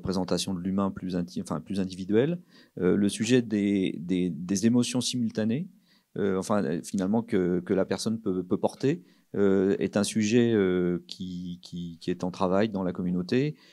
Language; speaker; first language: French; native; French